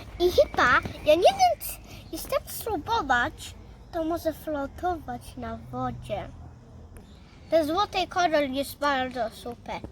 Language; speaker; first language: Polish; early bilingual, heritage; Polish